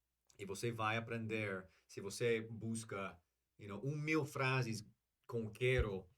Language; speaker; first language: Portuguese; non-native, learner; English